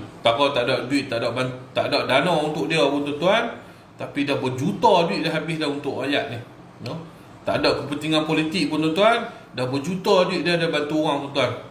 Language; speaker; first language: Malay; native; Malay